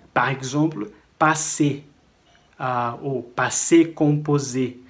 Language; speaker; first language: French; non-native, fluent; Portuguese